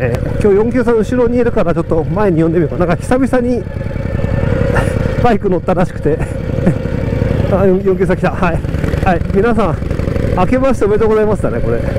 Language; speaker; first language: Japanese; native; Japanese